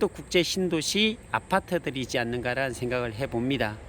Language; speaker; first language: Korean; native; Korean